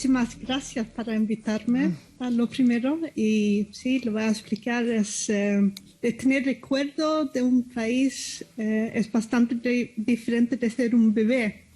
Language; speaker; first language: Spanish; early bilingual, heritage; Spanish